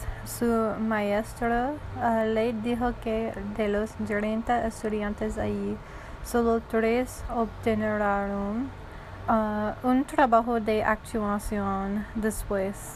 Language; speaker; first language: Spanish; non-native, learner; English